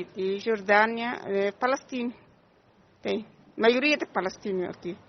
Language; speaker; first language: Portuguese; non-native, learner; Arabic